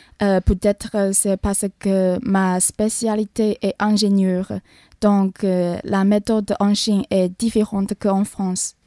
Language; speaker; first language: French; non-native, learner; Chinese